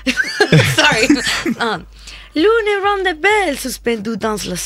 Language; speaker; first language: French; non-native, learner; English